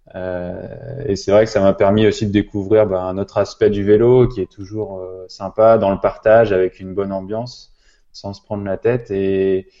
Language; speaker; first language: French; native; French